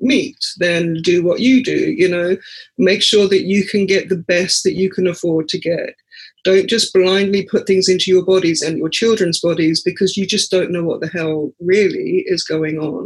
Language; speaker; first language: English; native; English